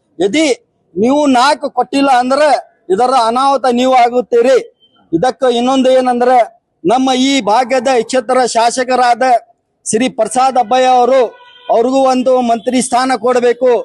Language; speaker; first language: Kannada; non-native, local second language; Urdu